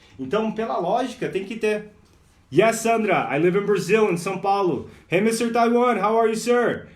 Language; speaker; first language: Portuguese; non-native, fluent; English